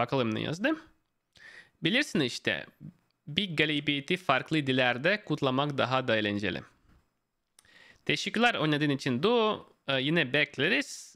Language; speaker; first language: Turkish; non-native, fluent; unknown